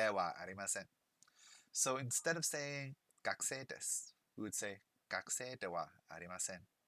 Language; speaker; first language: Japanese; non-native, learner; English